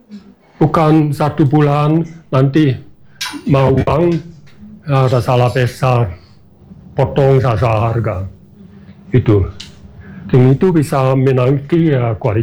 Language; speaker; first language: Indonesian; non-native, fluent; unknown